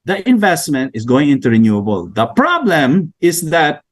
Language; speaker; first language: English; non-native, local second language; Filipino